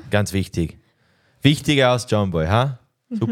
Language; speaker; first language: German; non-native, learner; English